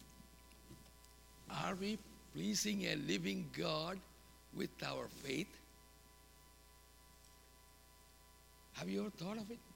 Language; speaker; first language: English; non-native, local second language; Malayalam